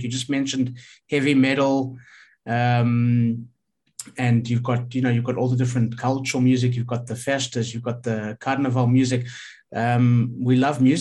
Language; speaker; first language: English; native; English